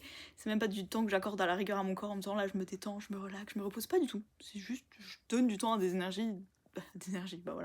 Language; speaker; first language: French; native; French